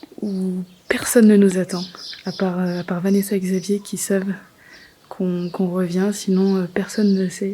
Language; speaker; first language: French; native; French